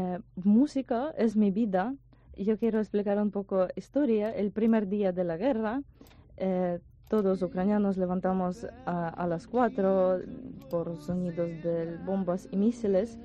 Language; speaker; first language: Spanish; non-native, learner; Ukrainian